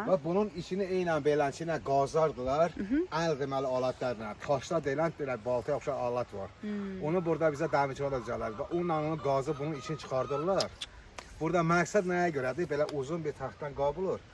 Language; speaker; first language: Azerbaijani; non-native, local second language; Talysh